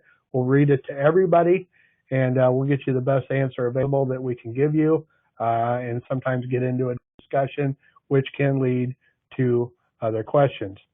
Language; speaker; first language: English; native; English